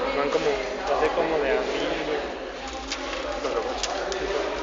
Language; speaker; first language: Spanish; native; Spanish